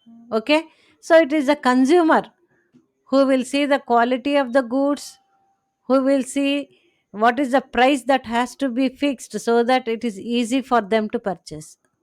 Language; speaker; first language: English; non-native, local second language; Telugu